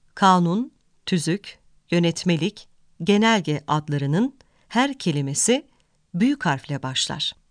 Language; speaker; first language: Turkish; native; Turkish